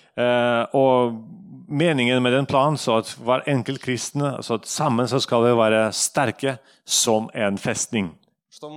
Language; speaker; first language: Norwegian; non-native, fluent; Russian